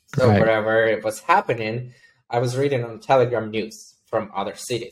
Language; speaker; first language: English; non-native, fluent; Ukrainian